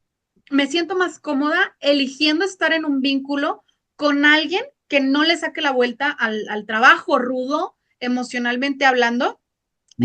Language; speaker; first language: Spanish; native; Spanish